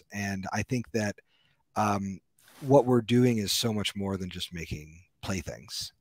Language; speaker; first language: English; native; English